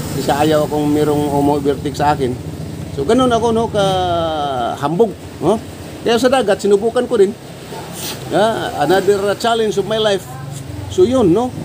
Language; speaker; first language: Filipino; non-native, local second language; Cebuano